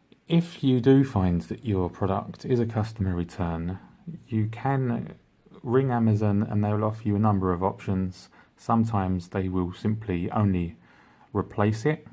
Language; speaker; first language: English; native; English